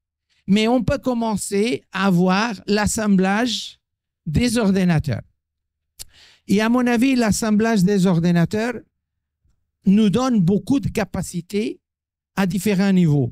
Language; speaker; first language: French; non-native, fluent; Portuguese